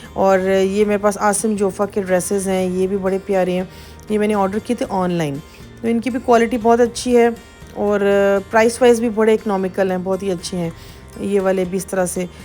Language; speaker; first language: Urdu; native; Urdu